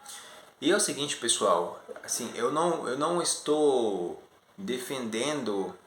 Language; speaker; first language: Portuguese; non-native, fluent; Spanish